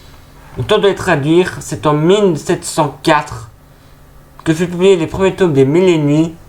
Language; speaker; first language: French; native; French